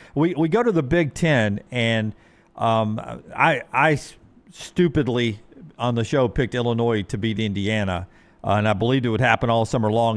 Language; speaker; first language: English; native; English